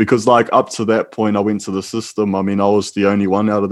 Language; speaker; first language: English; native; English